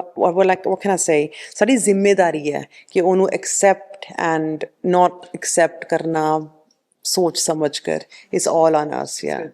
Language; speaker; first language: Punjabi; early bilingual, heritage; Punjabi